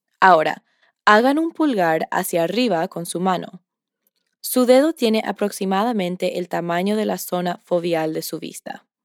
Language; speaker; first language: Spanish; early bilingual, heritage; Spanish